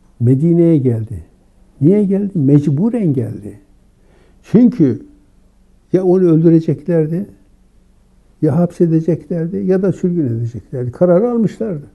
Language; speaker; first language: Turkish; native; Turkish